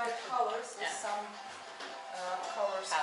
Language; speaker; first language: English; non-native, fluent; Russian